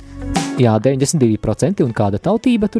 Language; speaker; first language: Latvian; native; Latvian